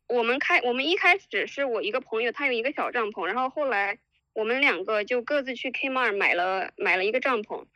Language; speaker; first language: Chinese; native; Chinese